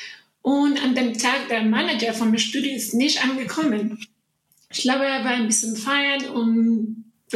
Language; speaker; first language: German; non-native, learner; Spanish